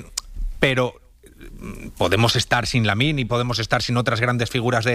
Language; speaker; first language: Spanish; native; Spanish